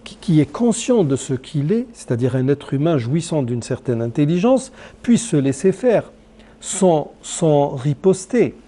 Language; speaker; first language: French; non-native, local second language; Arabic